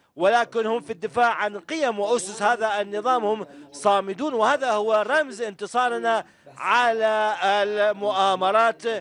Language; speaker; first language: Arabic; non-native, fluent; Persian